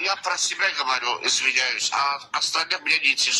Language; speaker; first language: Turkish; non-native, learner; Azerbaijani